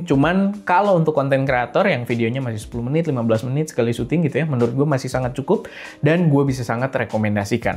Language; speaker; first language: Indonesian; native; Indonesian